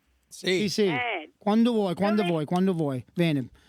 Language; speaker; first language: Italian; non-native, learner; English